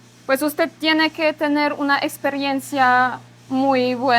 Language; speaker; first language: Spanish; non-native, learner; Polish